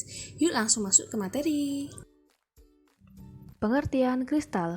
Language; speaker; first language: Indonesian; native; Indonesian